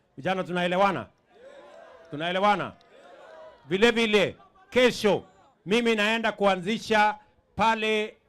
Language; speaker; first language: Swahili; non-native, local second language; Kalenjin